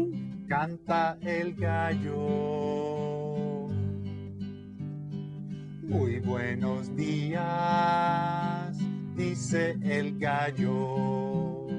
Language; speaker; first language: Spanish; non-native, fluent; English